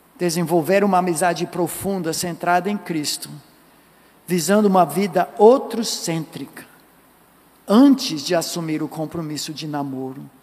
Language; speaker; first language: Portuguese; non-native, fluent; English